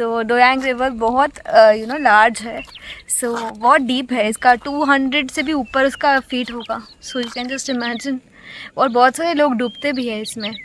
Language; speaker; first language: Hindi; native; Hindi